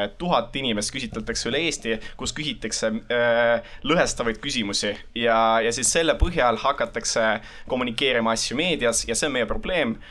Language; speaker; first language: Estonian; non-native, local second language; Russian